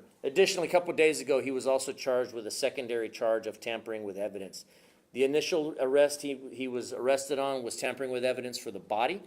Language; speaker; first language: English; native; English